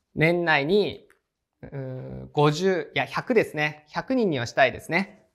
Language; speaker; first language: Japanese; native; Japanese